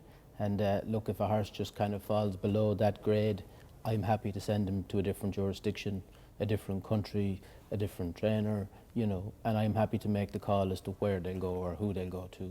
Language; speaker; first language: English; native; English